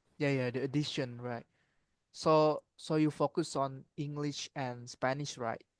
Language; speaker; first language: English; non-native, learner; Indonesian